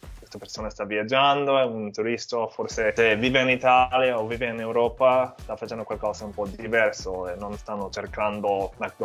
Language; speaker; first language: Italian; non-native, fluent; English